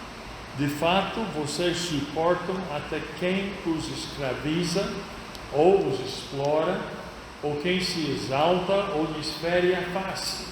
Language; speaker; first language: Portuguese; non-native, fluent; English